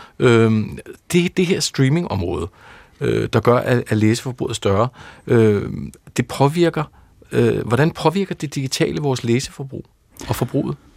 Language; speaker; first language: Danish; native; Danish